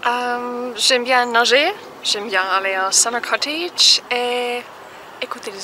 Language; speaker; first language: French; non-native, fluent; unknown